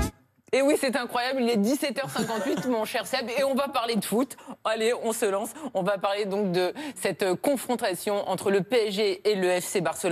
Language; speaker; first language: French; native; French